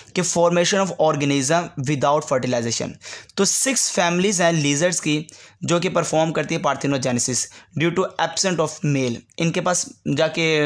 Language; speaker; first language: Hindi; native; Hindi